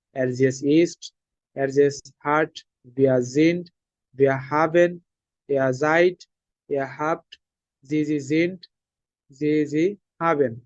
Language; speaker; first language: German; non-native, fluent; Bangla